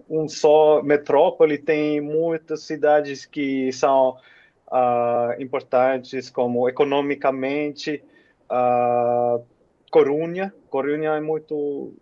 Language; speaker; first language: Portuguese; non-native, fluent; Finnish